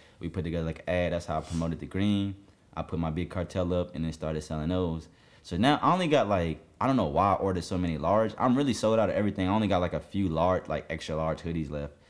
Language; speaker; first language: English; native; English